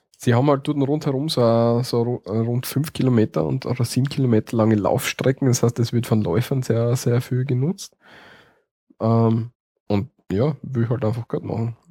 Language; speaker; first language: German; native; German